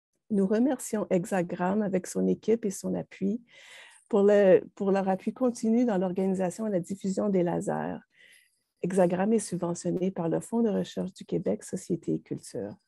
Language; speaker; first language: French; native; French